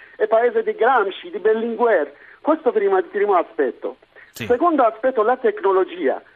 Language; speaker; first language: Italian; non-native, fluent; Persian